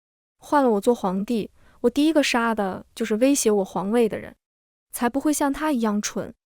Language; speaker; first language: Chinese; native; Chinese